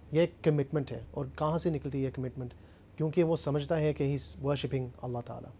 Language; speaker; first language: Urdu; early bilingual, heritage; Urdu